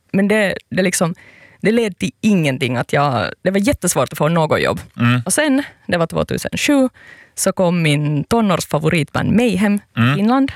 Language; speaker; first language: Swedish; native; Swedish